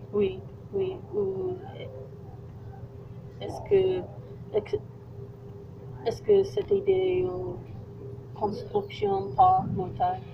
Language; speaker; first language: French; non-native, learner; English